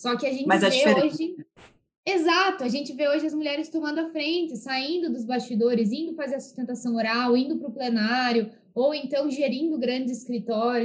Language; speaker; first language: Portuguese; native; Portuguese